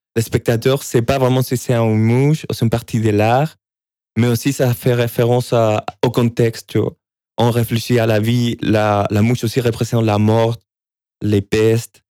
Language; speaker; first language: French; non-native, fluent; Spanish